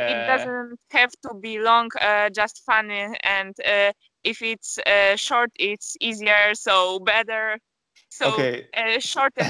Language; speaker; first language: English; non-native, fluent; Polish